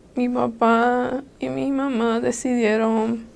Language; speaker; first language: Spanish; early bilingual, other home language; English